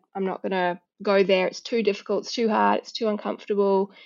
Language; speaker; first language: English; native; English